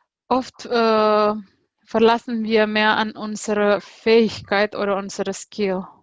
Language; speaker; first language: German; non-native, fluent; Indonesian